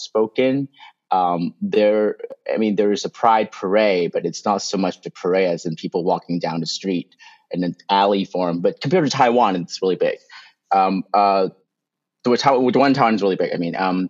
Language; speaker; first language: English; non-native, local second language; Cantonese